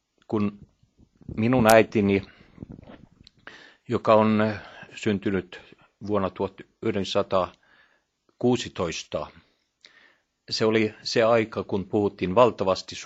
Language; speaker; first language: Finnish; early bilingual, heritage; Norwegian